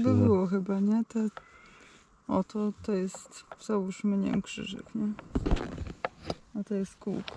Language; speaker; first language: Polish; native; Polish